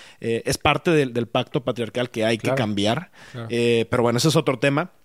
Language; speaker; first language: Spanish; native; Spanish